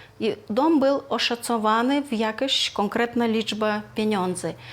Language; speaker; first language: Polish; non-native, fluent; Lithuanian